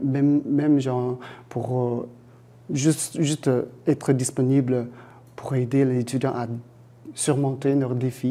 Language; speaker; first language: French; non-native, fluent; Chinese